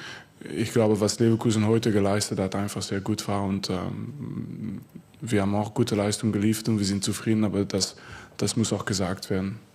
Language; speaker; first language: German; non-native, fluent; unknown